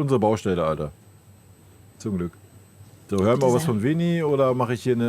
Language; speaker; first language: German; native; German